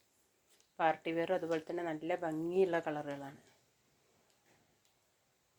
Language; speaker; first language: Malayalam; native; Malayalam